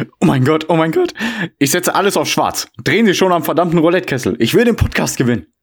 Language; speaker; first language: German; native; German